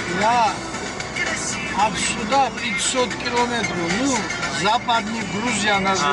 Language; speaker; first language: Russian; non-native, learner; Svan